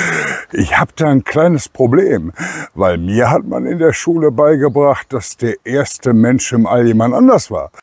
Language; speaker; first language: German; native; German